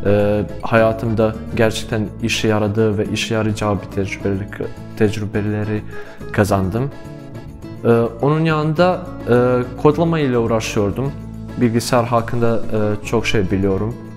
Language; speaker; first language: Turkish; non-native, fluent; Bosnian